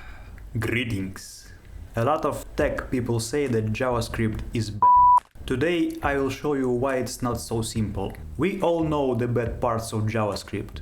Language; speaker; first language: English; non-native, fluent; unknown